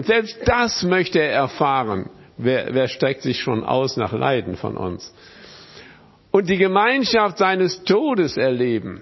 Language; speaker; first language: German; non-native, fluent; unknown